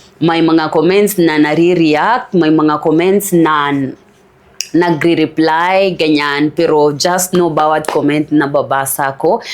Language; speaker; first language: Filipino; non-native, fluent; Swahili